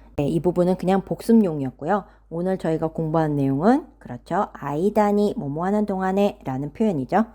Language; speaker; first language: Korean; native; Korean